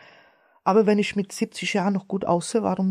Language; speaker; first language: German; early bilingual, other home language; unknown